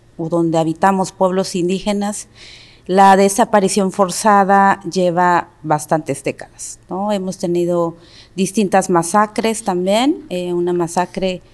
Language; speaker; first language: Spanish; non-native, local second language; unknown